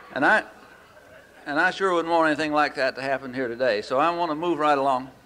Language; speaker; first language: English; native; English